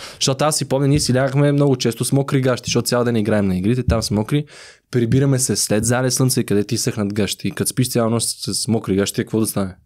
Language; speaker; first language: Bulgarian; native; Bulgarian